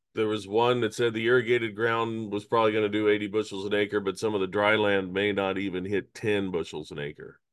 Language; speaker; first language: English; native; English